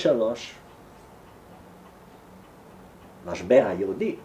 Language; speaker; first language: Hebrew; non-native, fluent; German